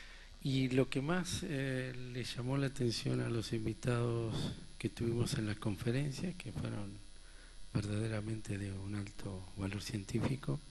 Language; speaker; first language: Spanish; native; Spanish